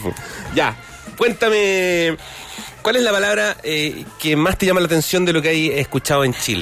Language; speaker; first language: Spanish; native; Spanish